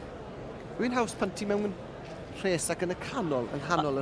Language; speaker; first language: Welsh; native; Welsh